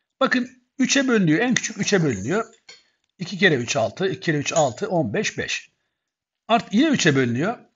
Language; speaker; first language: Turkish; native; Turkish